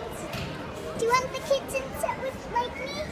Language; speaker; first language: English; native; English